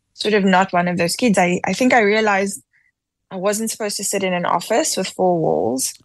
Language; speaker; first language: English; native; English